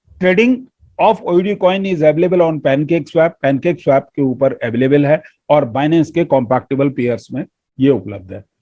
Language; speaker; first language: Hindi; native; Hindi